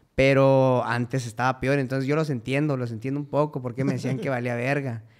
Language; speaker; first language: Spanish; native; Spanish